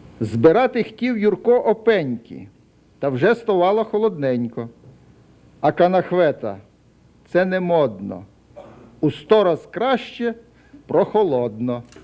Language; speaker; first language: Ukrainian; native; Ukrainian